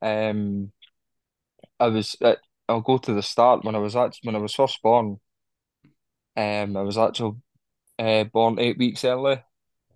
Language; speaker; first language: English; native; English